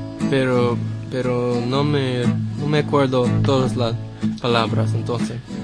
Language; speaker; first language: Spanish; non-native, learner; English